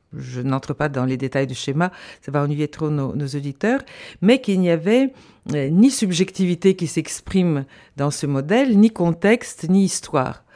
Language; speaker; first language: French; non-native, fluent; Bulgarian